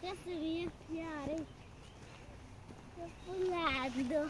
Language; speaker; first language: Italian; early bilingual, other home language; Filipino